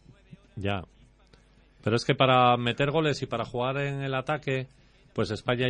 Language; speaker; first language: Spanish; native; Spanish